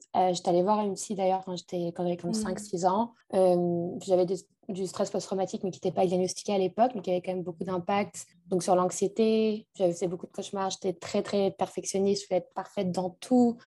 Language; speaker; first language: French; native; French